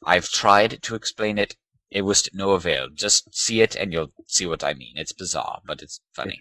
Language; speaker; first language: English; native; English